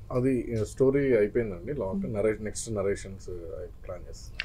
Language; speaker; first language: Telugu; native; Telugu